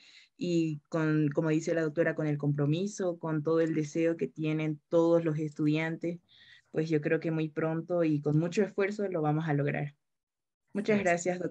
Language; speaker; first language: Spanish; native; Spanish